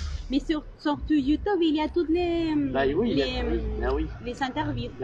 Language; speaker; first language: French; non-native, local second language; Spanish